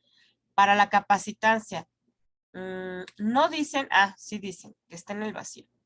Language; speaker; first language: Spanish; native; Spanish